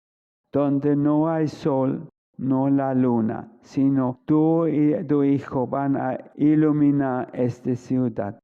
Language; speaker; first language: Spanish; non-native, fluent; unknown